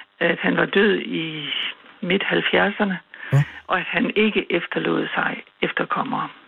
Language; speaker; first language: Danish; native; Danish